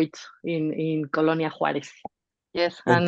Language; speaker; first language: English; non-native, fluent; Spanish